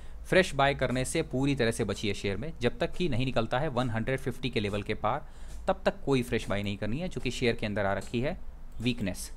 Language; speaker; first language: Hindi; native; Hindi